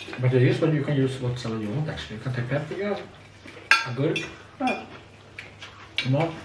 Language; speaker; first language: English; non-native, learner; Norwegian